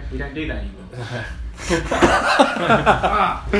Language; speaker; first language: English; native; English